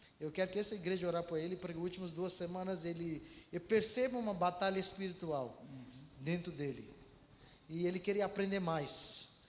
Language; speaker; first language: Portuguese; non-native, fluent; Malayalam